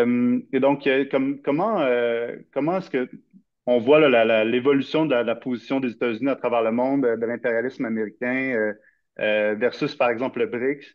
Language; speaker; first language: French; native; French